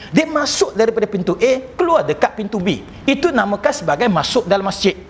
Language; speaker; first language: Malay; non-native, local second language; Chinese